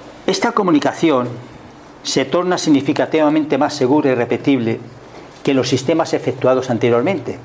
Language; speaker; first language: Spanish; native; Spanish